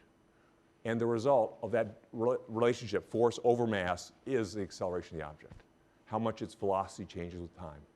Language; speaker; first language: English; native; English